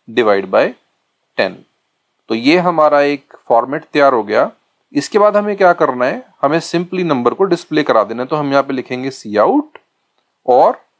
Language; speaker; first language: Hindi; native; Hindi